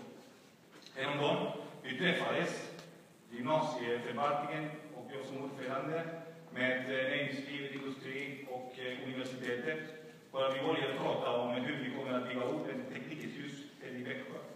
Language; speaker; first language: Swedish; non-native, fluent; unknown